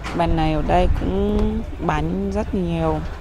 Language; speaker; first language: Vietnamese; non-native, learner; Portuguese